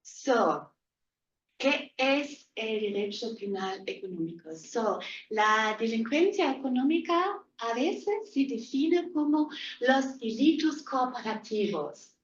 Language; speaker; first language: Spanish; non-native, fluent; German